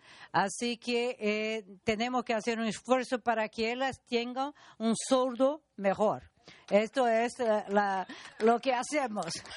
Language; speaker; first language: Spanish; non-native, learner; Portuguese